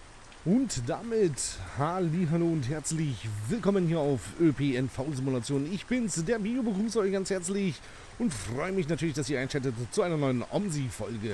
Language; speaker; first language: German; native; German